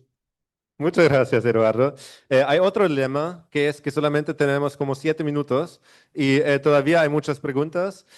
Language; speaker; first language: Spanish; non-native, fluent; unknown